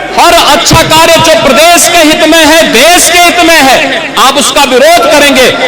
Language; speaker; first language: Hindi; native; Hindi